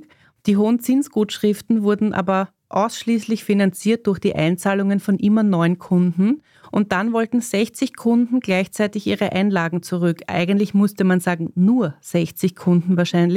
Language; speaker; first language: German; native; German